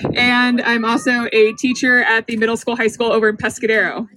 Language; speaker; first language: English; native; English